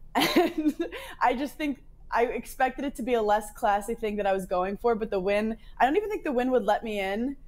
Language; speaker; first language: English; native; English